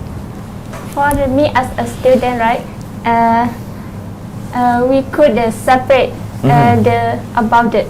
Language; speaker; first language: English; non-native, learner; Thai